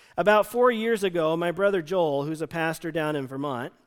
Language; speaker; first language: English; native; English